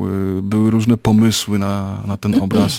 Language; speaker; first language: Polish; native; Polish